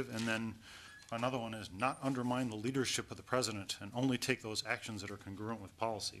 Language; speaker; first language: English; native; English